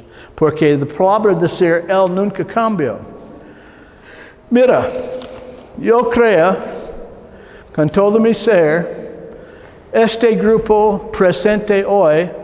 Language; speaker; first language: Spanish; non-native, learner; English